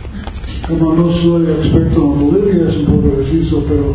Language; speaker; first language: Spanish; non-native, learner; English